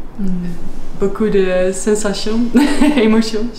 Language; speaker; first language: French; non-native, learner; Dutch